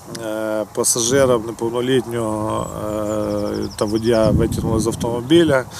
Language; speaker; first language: Ukrainian; native; Ukrainian